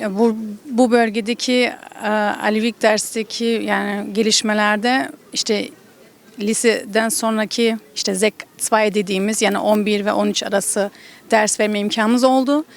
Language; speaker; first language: Turkish; early bilingual, heritage; Turkish